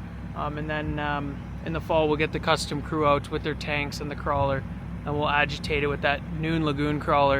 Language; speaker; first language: English; native; English